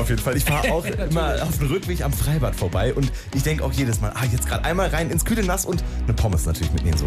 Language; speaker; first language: German; native; German